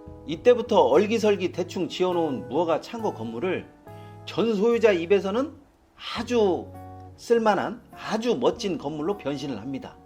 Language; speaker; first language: Korean; native; Korean